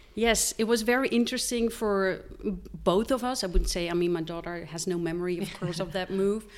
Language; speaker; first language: English; non-native, fluent; Dutch